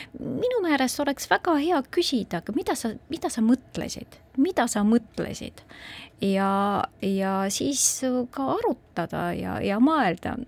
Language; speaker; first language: Estonian; non-native, local second language; Russian